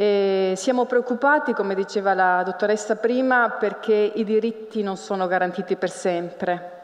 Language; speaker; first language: Italian; native; Italian